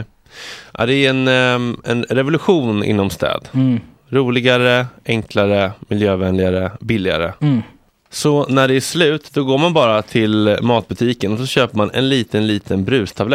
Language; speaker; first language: Swedish; native; Swedish